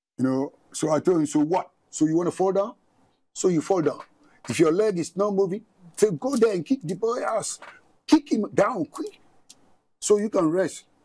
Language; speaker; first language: English; non-native, local second language; Ga